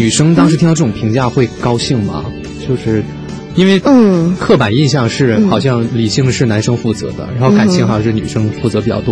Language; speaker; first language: Chinese; native; Chinese